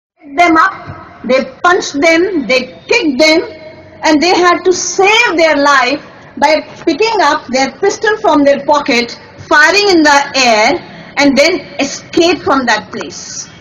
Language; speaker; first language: English; non-native, local second language; Hindi